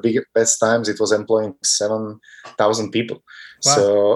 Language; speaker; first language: English; non-native, fluent; Slovak